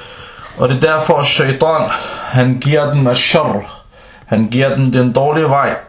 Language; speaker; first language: Danish; early bilingual, other home language; Arabic